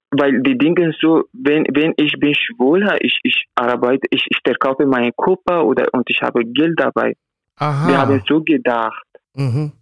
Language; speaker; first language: German; non-native, learner; Arabic